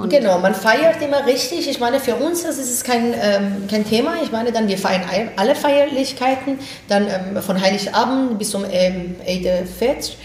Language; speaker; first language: German; non-native, fluent; Persian